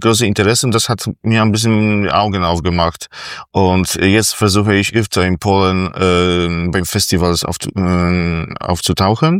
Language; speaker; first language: German; non-native, fluent; Polish